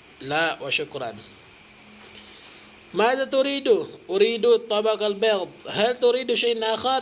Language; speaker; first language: Arabic; non-native, fluent; Filipino